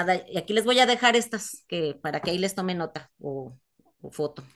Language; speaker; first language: Spanish; native; Spanish